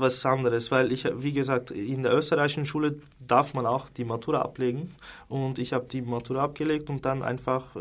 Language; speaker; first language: German; non-native, fluent; Turkish